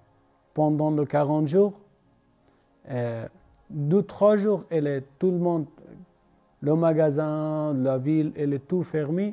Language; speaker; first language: French; non-native, learner; Persian